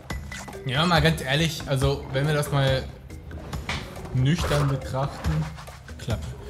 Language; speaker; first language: German; native; German